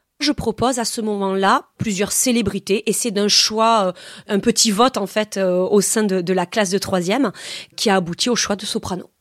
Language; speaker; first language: French; native; French